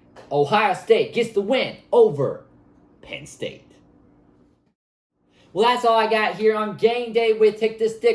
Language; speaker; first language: English; native; English